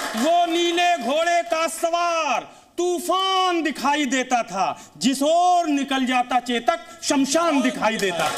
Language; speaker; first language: Hindi; native; Hindi